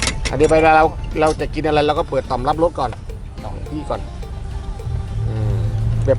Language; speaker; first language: Thai; native; Thai